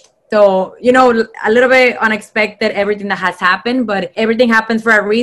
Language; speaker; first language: English; non-native, fluent; Spanish